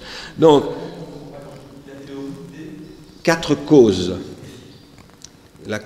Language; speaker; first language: French; native; French